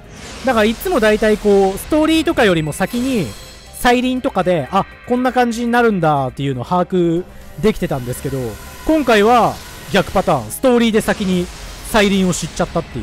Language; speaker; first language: Japanese; native; Japanese